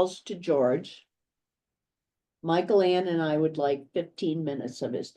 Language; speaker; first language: English; native; English